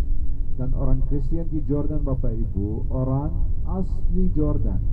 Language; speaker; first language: Indonesian; non-native, fluent; Arabic